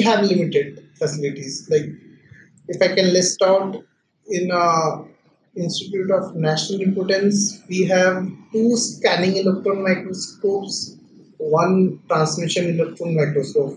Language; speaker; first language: English; non-native, local second language; Odia